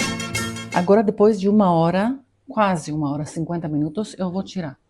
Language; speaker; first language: Portuguese; non-native, fluent; Greek